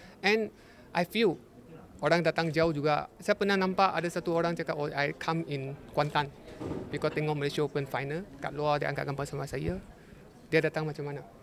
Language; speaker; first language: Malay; non-native, local second language; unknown